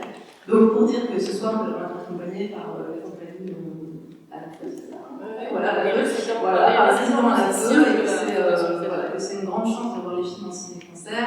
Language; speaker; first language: French; native; French